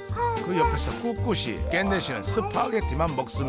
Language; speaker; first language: Korean; native; Korean